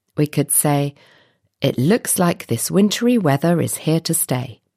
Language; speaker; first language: English; native; English